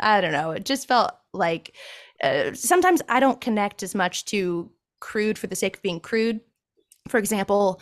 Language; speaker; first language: English; native; English